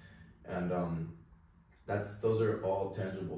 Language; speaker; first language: English; native; English